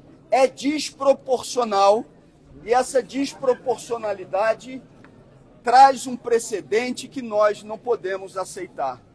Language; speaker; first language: Portuguese; native; Portuguese